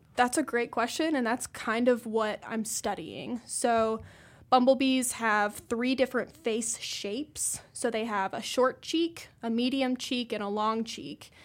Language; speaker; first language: English; native; English